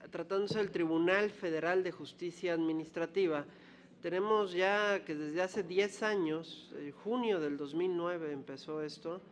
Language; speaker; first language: Spanish; native; Spanish